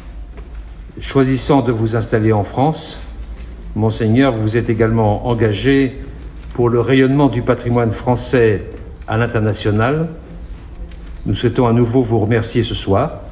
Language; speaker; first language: French; native; French